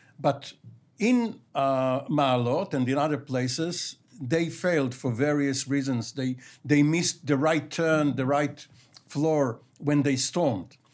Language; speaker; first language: English; non-native, fluent; Hebrew